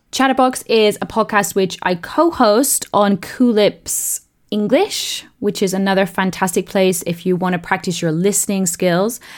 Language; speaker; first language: English; native; English